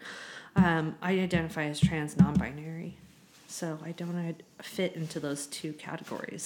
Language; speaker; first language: English; native; English